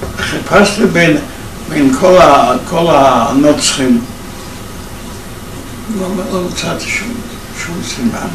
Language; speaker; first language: Hebrew; non-native, fluent; Yiddish